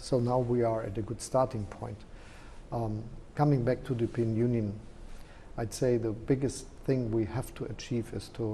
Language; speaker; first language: English; non-native, fluent; German